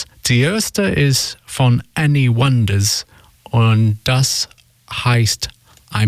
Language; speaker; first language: German; non-native, learner; English